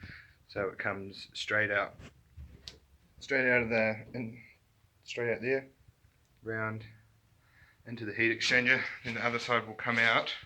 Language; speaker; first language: English; native; English